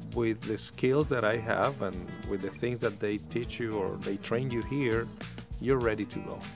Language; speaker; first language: English; non-native, fluent; Spanish